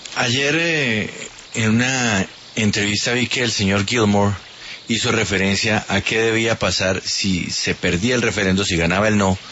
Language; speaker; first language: Spanish; native; Spanish